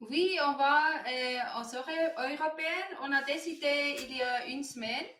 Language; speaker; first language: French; non-native, learner; German